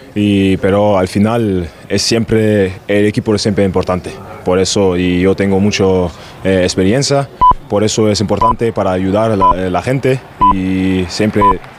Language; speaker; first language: Spanish; non-native, learner; German